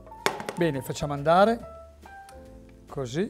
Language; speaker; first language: Italian; native; Italian